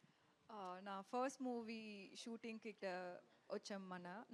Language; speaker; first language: Telugu; non-native, local second language; Tamil